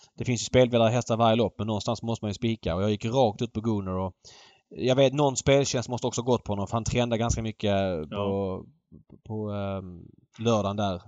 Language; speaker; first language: Swedish; native; Swedish